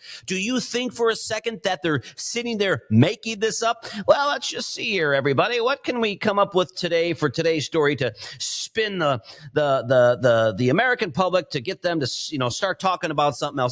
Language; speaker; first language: English; native; English